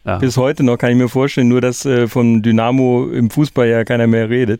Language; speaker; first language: German; native; German